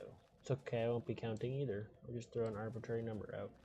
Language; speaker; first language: English; native; English